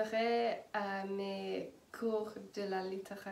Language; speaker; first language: French; non-native, learner; English